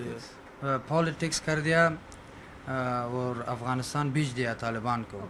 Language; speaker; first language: Hindi; non-native, learner; Persian